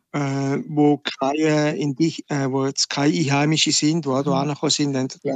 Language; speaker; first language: German; native; German